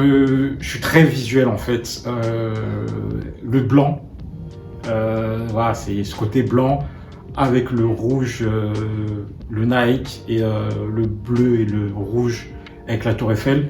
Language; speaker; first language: French; native; French